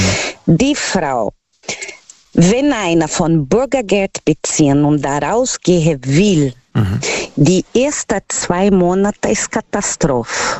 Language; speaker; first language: German; non-native, fluent; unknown